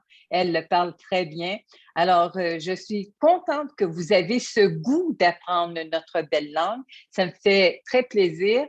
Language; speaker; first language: French; native; French